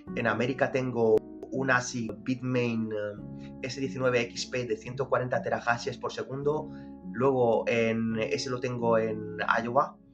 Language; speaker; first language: Spanish; early bilingual, other home language; Romanian